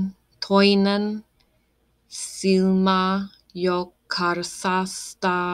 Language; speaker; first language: Finnish; non-native, learner; English